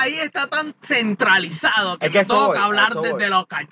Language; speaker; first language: Spanish; native; Spanish